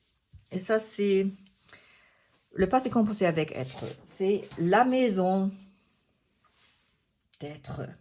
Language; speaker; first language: French; non-native, fluent; German